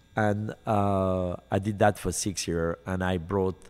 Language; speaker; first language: English; non-native, fluent; French